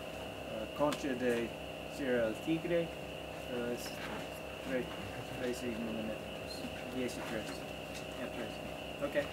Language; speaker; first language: Spanish; non-native, learner; English